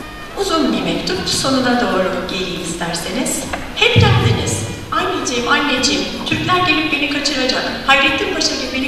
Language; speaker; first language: Turkish; native; Turkish